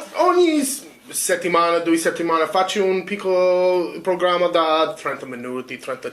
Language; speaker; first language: Italian; non-native, learner; English